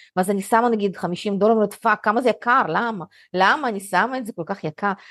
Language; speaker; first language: Hebrew; early bilingual, other home language; Russian